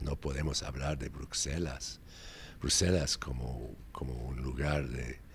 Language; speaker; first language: Spanish; non-native, fluent; English